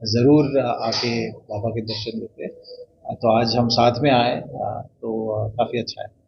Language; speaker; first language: Hindi; non-native, local second language; Marathi